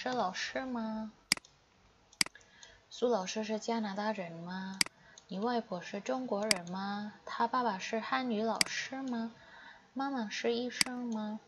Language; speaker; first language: Chinese; non-native, fluent; Indonesian